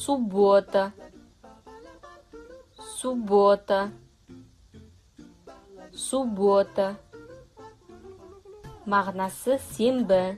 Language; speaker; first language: Russian; non-native, fluent; Kazakh